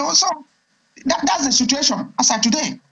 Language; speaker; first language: English; non-native, local second language; Igbo